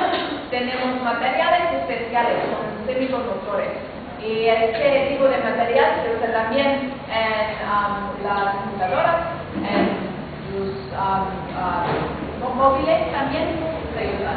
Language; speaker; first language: Spanish; non-native, fluent; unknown